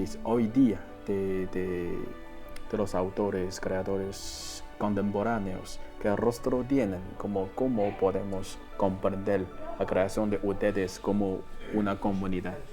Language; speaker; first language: Spanish; non-native, fluent; Chinese